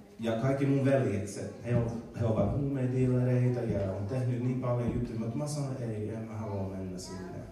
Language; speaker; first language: Finnish; non-native, learner; English